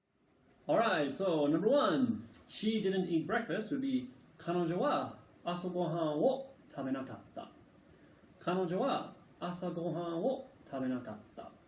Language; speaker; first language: Japanese; non-native, fluent; English